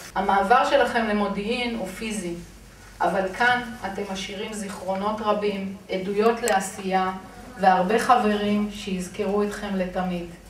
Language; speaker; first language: Hebrew; native; Hebrew